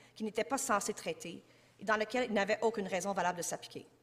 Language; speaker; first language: French; native; French